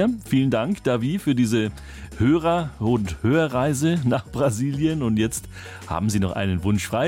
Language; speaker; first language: German; native; German